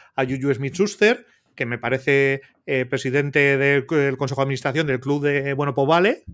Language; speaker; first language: Spanish; native; Spanish